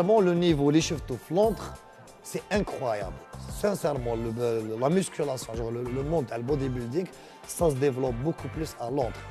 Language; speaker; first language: French; non-native, local second language; Arabic